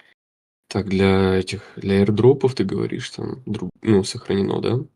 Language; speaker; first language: Russian; native; Russian